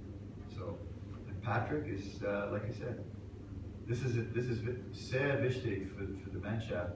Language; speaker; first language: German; non-native, learner; English